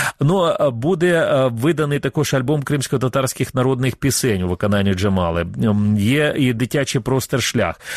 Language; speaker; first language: Ukrainian; native; Ukrainian